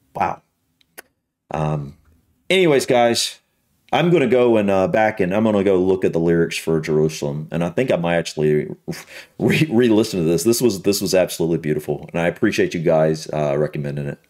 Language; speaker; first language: English; native; English